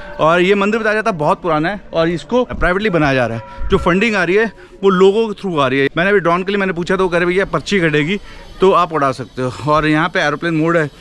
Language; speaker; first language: Hindi; native; Hindi